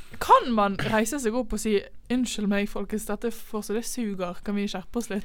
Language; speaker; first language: Norwegian; native; Norwegian